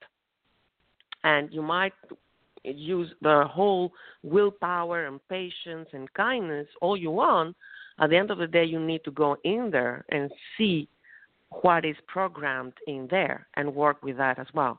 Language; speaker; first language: English; non-native, fluent; Greek